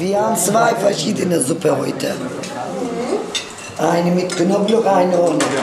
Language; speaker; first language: German; non-native, learner; Turkish